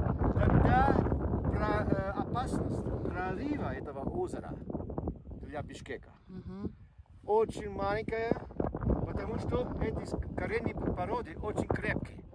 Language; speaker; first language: Russian; non-native, fluent; French